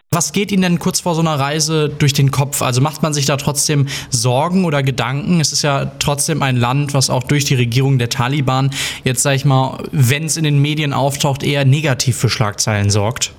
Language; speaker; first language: German; native; German